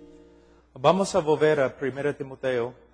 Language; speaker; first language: Spanish; non-native, fluent; English